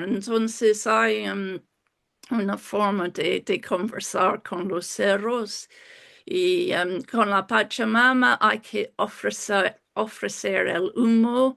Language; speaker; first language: Spanish; non-native, fluent; English